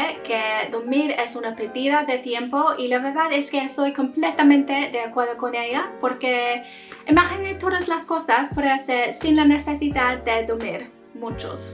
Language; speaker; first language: Spanish; non-native, learner; English